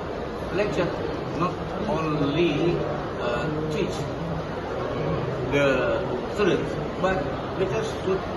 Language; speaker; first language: English; non-native, learner; Indonesian